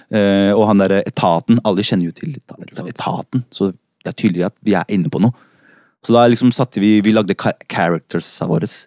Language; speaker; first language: Norwegian; early bilingual, other home language; Spanish